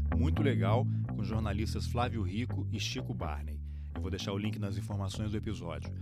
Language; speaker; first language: Portuguese; native; Portuguese